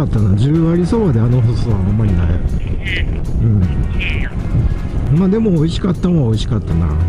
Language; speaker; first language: Japanese; native; Japanese